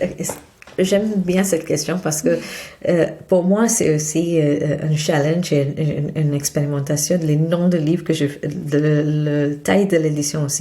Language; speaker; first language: French; non-native, fluent; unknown